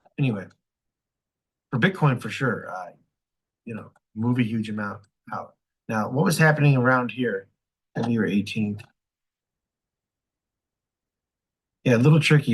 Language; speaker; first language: English; native; English